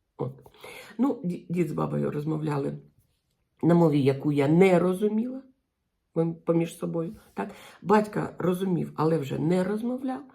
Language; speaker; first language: Ukrainian; non-native, local second language; Russian